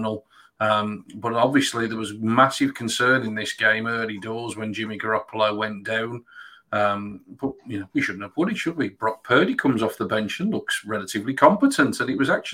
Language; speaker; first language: English; native; English